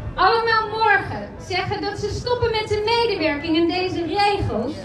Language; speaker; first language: Dutch; early bilingual, other home language; Spanish